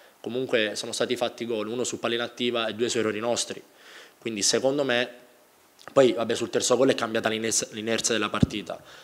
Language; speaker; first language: Italian; native; Italian